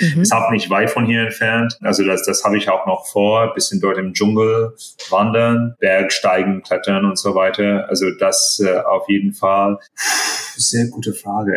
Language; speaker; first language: German; non-native, fluent; English